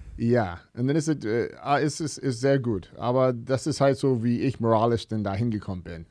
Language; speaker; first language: German; non-native, fluent; English